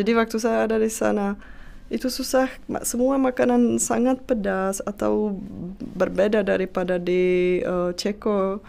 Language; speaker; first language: Indonesian; non-native, fluent; Czech